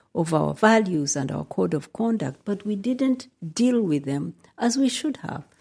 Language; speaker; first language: English; non-native, local second language; Nyankole